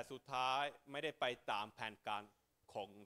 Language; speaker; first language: Thai; non-native, fluent; Finnish